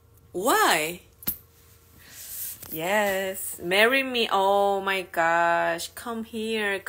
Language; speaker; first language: English; non-native, learner; Korean